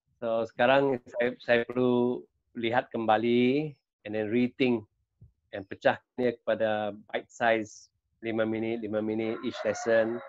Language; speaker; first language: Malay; non-native, local second language; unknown